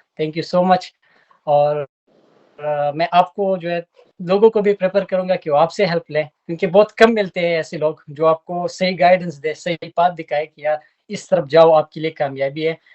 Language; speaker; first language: Urdu; non-native, local second language; Pashto